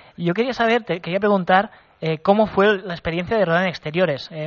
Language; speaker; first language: Spanish; non-native, local second language; Catalan